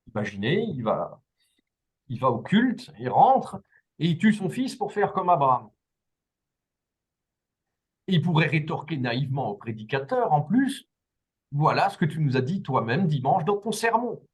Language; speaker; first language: French; native; French